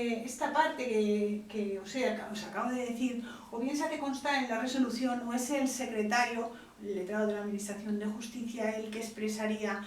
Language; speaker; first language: Spanish; native; Spanish